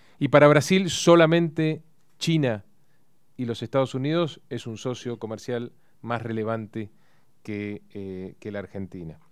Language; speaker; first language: Spanish; native; Spanish